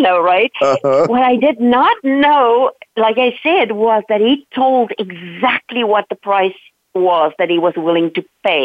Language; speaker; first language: English; non-native, local second language; Dutch